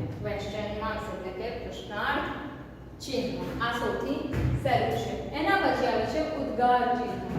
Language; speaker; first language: Gujarati; native; Gujarati